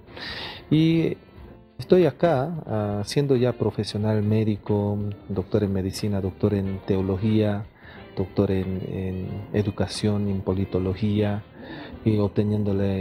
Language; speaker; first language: Spanish; non-native, fluent; Korean